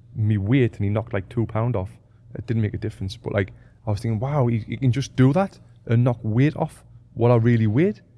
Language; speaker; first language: English; native; English